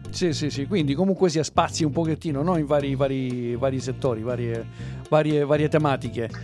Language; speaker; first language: Italian; native; Italian